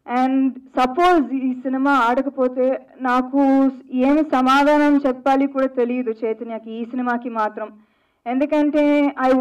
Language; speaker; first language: Telugu; non-native, fluent; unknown